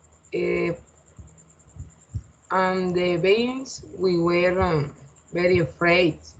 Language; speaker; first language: English; non-native, learner; Spanish